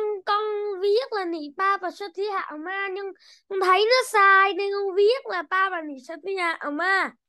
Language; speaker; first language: Chinese; non-native, learner; Vietnamese